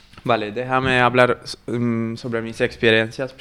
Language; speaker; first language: Spanish; non-native, fluent; Hungarian